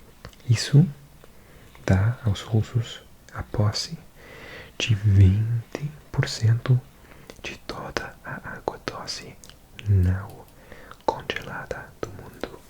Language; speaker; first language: Portuguese; non-native, learner; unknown